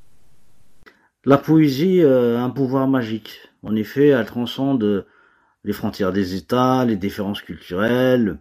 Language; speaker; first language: French; non-native, local second language; Kabyle